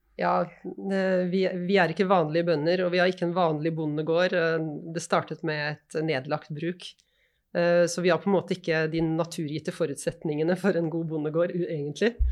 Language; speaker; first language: Norwegian; native; Norwegian